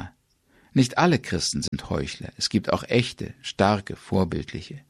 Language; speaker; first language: German; native; German